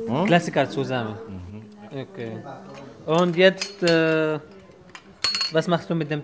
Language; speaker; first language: German; non-native, learner; Arabic